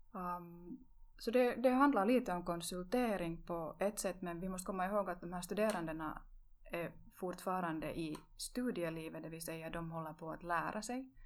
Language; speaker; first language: Swedish; native; Swedish